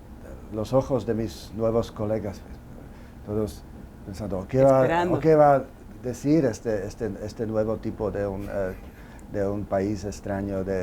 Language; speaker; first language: Spanish; non-native, fluent; Czech